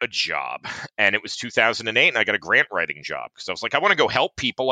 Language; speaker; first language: English; native; English